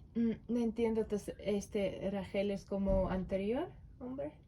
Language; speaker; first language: Spanish; non-native, learner; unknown